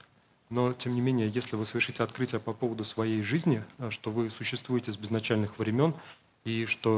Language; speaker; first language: Russian; native; Russian